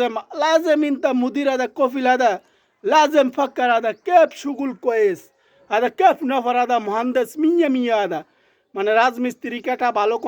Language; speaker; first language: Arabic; non-native, learner; Bangla